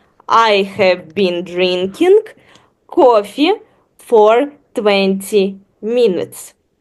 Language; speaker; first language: English; non-native, fluent; Ukrainian